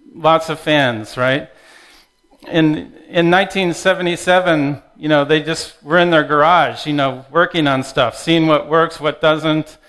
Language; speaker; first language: English; native; English